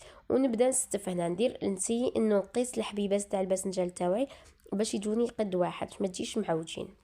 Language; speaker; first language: Arabic; native; Arabic